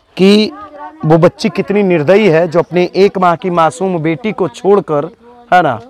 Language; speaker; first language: Hindi; native; Hindi